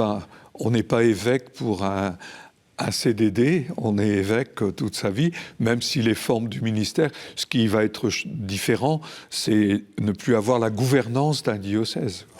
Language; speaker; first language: French; native; French